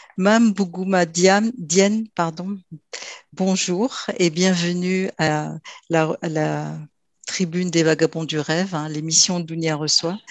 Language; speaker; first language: French; native; French